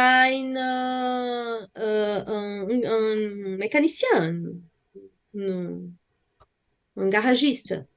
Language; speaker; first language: French; non-native, fluent; Portuguese